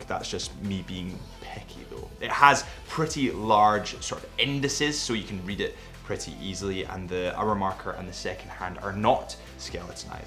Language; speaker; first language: English; native; English